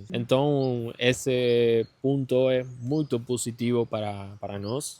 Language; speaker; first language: Portuguese; non-native, learner; Spanish